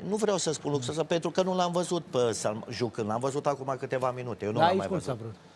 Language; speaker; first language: Romanian; native; Romanian